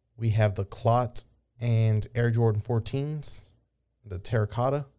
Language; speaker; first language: English; native; English